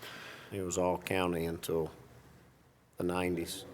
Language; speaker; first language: English; native; English